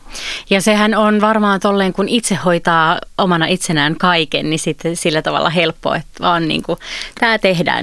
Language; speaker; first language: Finnish; native; Finnish